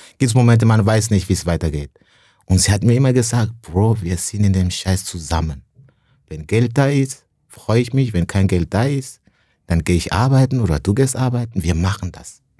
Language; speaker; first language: German; non-native, fluent; Rundi